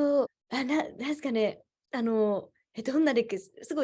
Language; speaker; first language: Japanese; native; Japanese